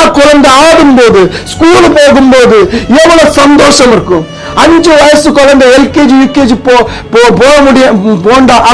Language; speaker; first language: Tamil; non-native, local second language; Urdu